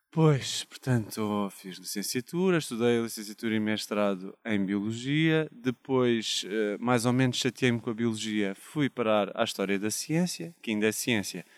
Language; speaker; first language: Portuguese; native; Portuguese